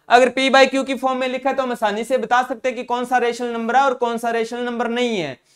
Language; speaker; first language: Hindi; non-native, local second language; Punjabi